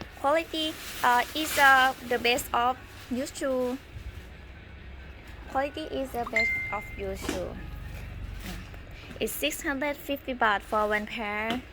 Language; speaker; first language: English; non-native, learner; Thai